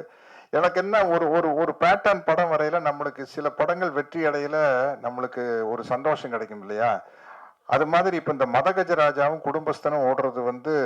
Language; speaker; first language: Tamil; native; Tamil